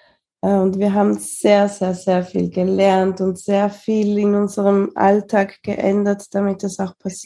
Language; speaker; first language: German; early bilingual, heritage; Spanish